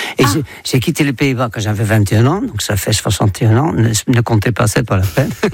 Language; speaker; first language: French; non-native, fluent; Dutch